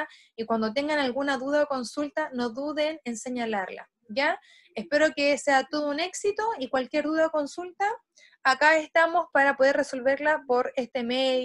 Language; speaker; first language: Spanish; native; Spanish